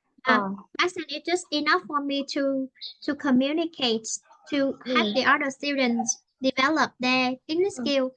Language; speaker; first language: English; non-native, fluent; Vietnamese